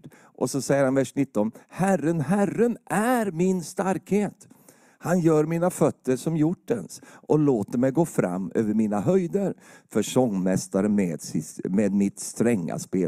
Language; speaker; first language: Swedish; native; Swedish